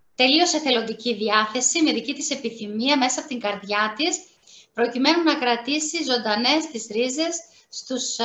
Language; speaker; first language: Greek; native; Greek